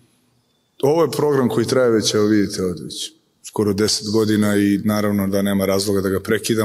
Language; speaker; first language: Serbian; native; Serbian